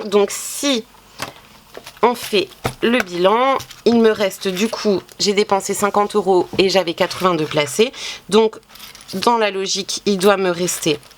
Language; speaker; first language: French; native; French